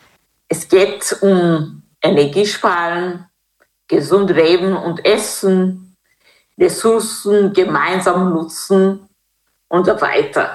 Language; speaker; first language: German; non-native, fluent; Kinyarwanda